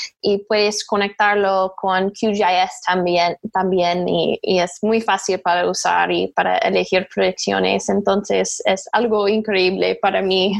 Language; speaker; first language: Spanish; non-native, learner; English